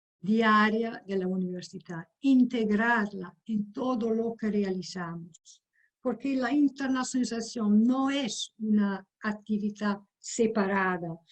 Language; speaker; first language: Spanish; non-native, fluent; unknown